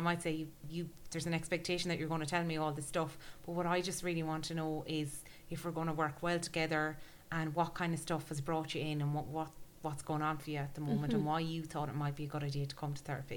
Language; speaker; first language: English; native; English